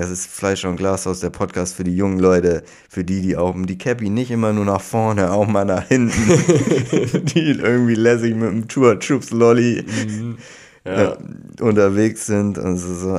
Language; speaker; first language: German; native; German